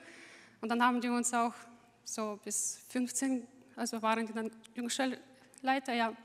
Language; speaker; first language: German; non-native, fluent; Russian